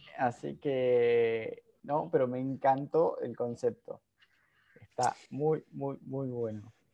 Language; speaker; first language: Spanish; native; Spanish